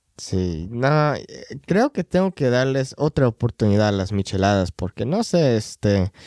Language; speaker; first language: Spanish; non-native, fluent; English